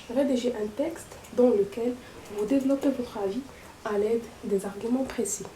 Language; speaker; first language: French; non-native, local second language; Arabic